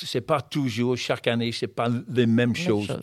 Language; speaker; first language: French; non-native, fluent; English